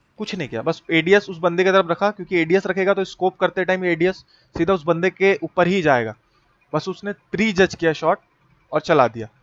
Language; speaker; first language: Hindi; native; Hindi